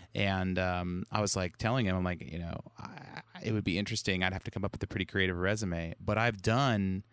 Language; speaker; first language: English; native; English